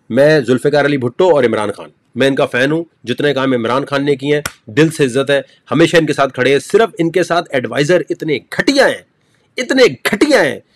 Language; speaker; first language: Urdu; native; Urdu